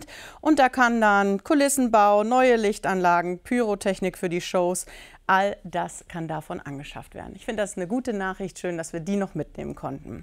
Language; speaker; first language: German; native; German